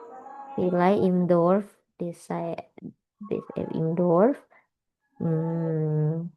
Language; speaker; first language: German; non-native, learner; Indonesian